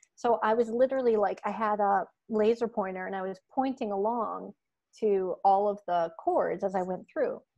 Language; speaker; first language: English; native; English